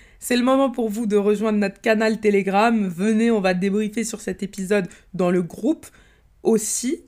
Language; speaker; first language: French; early bilingual, other home language; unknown